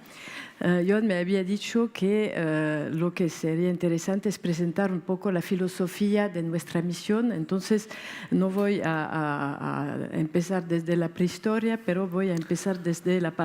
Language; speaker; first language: Spanish; non-native, fluent; French